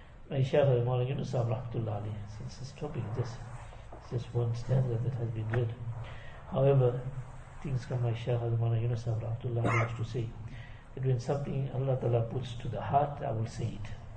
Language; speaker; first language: English; native; English